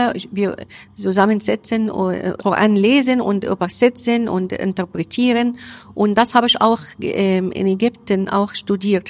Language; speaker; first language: German; non-native, learner; Arabic